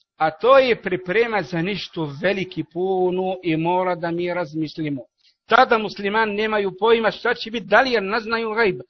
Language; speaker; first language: Bosnian; non-native, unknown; Arabic